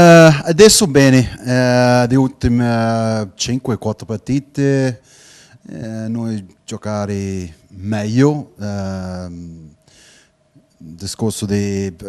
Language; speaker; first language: Italian; non-native, learner; English